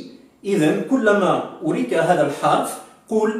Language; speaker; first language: Arabic; non-native, fluent; French